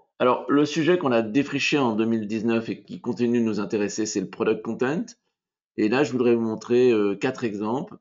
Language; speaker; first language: French; native; French